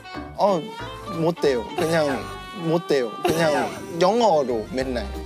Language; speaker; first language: Korean; non-native, fluent; Thai